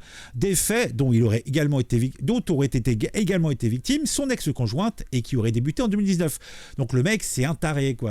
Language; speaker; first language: French; native; French